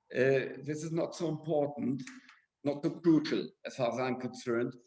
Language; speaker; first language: English; non-native, fluent; German